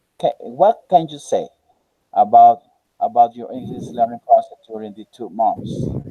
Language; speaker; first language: English; non-native, learner; Spanish